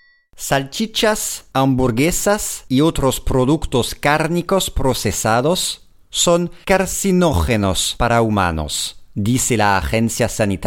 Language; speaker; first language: Spanish; non-native, fluent; English